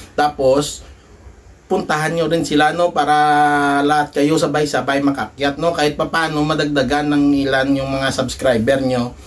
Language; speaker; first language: Filipino; non-native, local second language; Hiligaynon